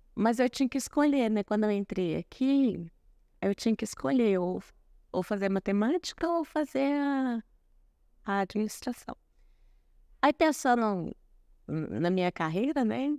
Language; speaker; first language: Portuguese; native; Portuguese